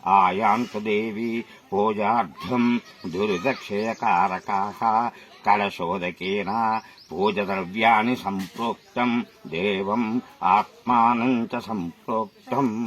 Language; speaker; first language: Telugu; native; Telugu